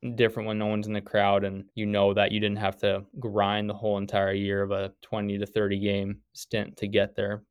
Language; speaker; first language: English; native; English